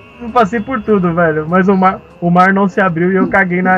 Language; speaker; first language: Portuguese; native; Portuguese